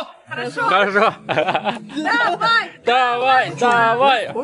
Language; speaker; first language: Russian; non-native, learner; Chinese